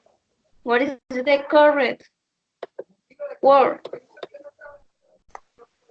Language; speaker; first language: English; non-native, learner; Spanish